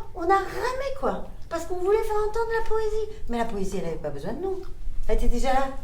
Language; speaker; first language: French; native; French